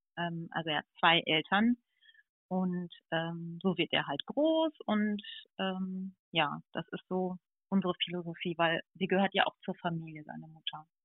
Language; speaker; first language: German; native; German